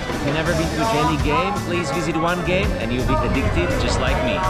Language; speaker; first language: English; non-native, fluent; Slovak